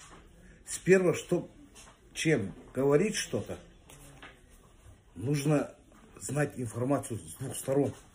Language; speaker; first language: Russian; non-native, local second language; Kazakh